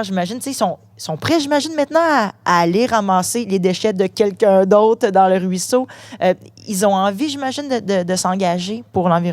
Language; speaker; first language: French; native; French